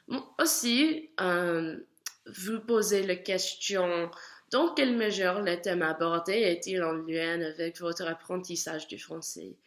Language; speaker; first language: French; non-native, learner; English